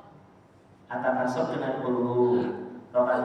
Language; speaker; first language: Indonesian; native; Indonesian